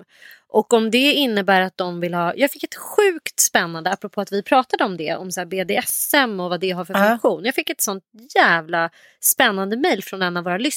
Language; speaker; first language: Swedish; native; Swedish